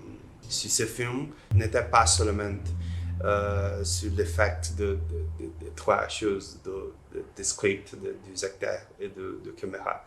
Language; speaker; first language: French; non-native, learner; Portuguese